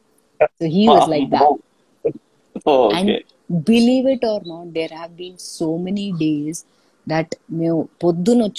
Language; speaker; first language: Telugu; non-native, fluent; Malayalam